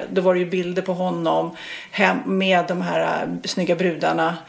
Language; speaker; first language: Swedish; native; Swedish